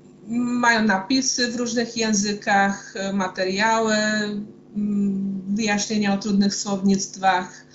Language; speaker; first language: Polish; non-native, fluent; Hungarian